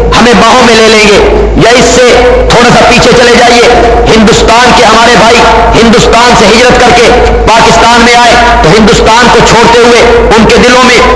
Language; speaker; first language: Urdu; non-native, local second language; Punjabi